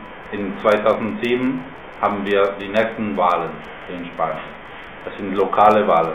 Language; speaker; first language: German; non-native, fluent; Spanish